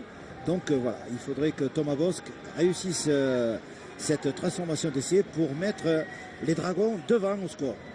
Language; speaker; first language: French; native; French